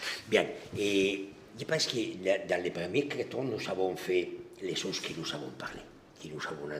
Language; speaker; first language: French; non-native, learner; Spanish